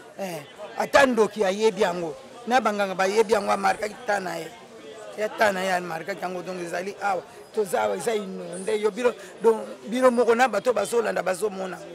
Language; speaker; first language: Lingala; native; Lingala